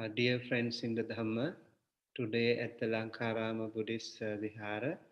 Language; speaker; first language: English; non-native, local second language; Sinhala